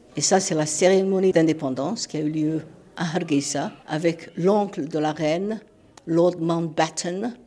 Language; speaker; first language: French; non-native, fluent; Somali